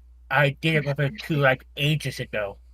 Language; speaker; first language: English; native; English